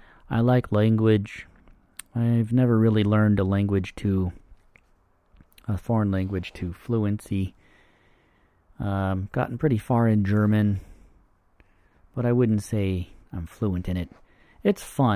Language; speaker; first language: English; native; English